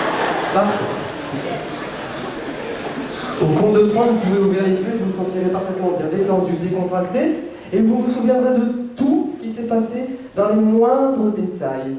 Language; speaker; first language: French; native; French